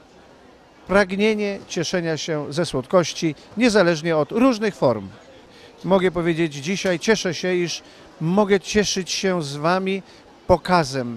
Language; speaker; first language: Polish; native; Polish